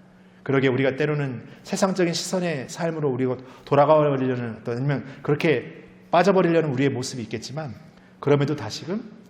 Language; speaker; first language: Korean; native; Korean